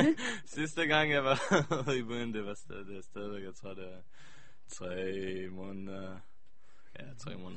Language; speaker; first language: Danish; early bilingual, heritage; Hebrew